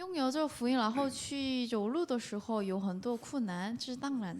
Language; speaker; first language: Chinese; non-native, fluent; Korean